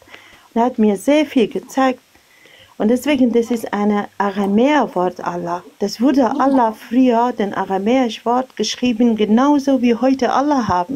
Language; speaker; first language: German; non-native, learner; Arabic